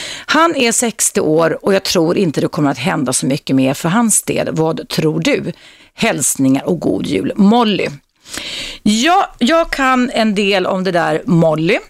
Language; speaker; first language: Swedish; native; Swedish